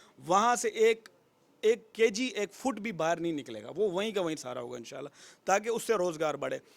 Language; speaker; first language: Urdu; non-native, local second language; Sindhi